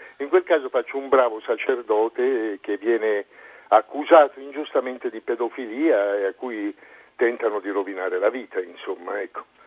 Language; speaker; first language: Italian; early bilingual, heritage; Italian